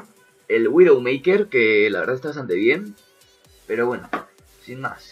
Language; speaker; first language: Spanish; native; Spanish